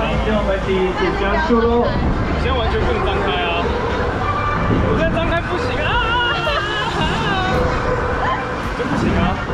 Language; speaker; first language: Chinese; native; Chinese